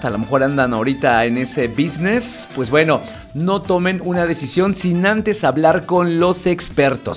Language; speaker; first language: Spanish; native; Spanish